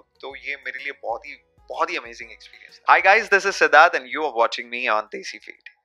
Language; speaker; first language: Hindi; non-native, local second language; Marathi